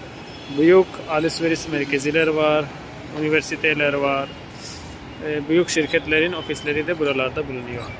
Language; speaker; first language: Turkish; non-native, fluent; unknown